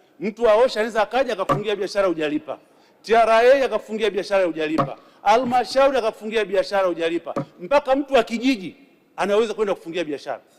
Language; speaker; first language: Swahili; native; Swahili